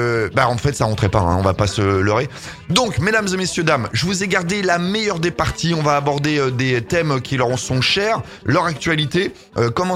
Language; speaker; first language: French; native; French